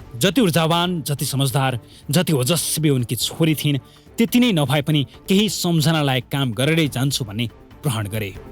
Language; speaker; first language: Nepali; native; Nepali